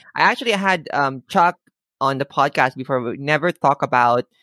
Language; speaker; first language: English; non-native, local second language; Filipino